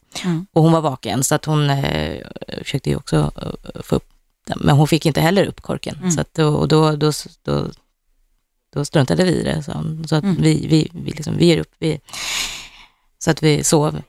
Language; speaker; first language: Swedish; native; Swedish